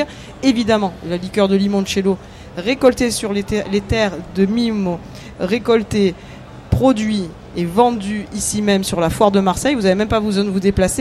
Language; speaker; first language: French; native; French